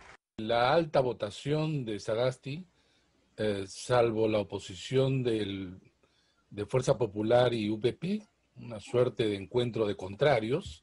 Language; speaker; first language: Spanish; native; Spanish